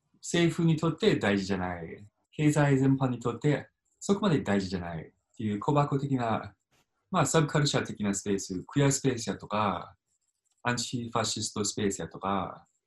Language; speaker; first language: Japanese; non-native, fluent; English